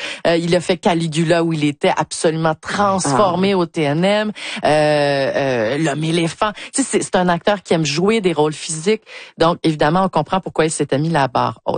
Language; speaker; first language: French; native; French